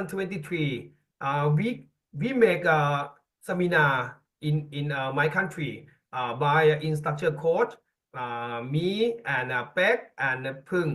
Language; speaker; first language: English; non-native, learner; Thai